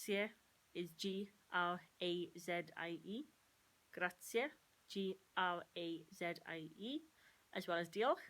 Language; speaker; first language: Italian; non-native, learner; English